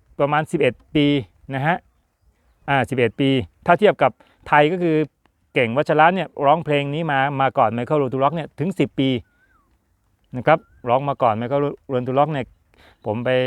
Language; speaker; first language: Thai; native; Thai